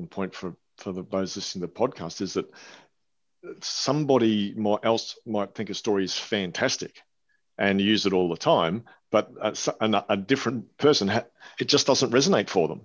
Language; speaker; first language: English; native; English